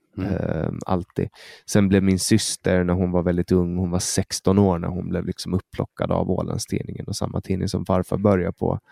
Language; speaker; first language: Swedish; native; Swedish